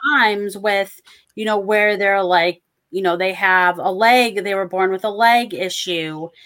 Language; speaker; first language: English; native; English